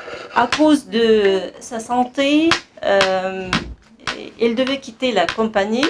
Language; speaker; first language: French; non-native, fluent; Kazakh